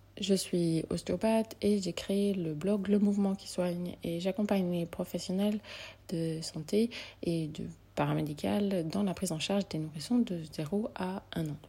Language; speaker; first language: French; native; French